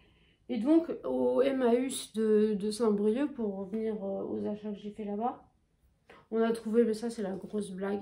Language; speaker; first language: French; native; French